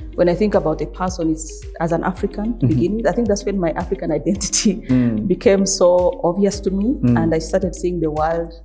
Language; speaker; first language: English; non-native, local second language; Nyankole